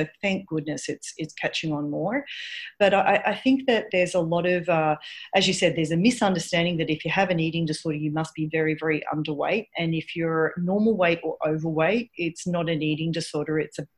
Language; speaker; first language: English; native; English